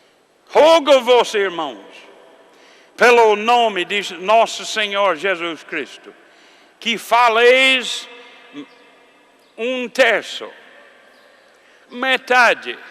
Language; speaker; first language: Portuguese; non-native, fluent; English